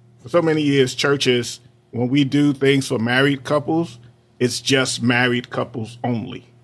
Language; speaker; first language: English; native; English